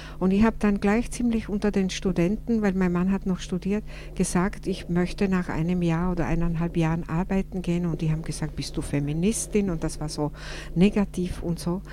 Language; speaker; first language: German; non-native, fluent; Slovak